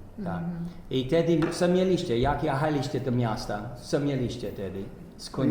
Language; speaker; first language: Polish; early bilingual, heritage; Polish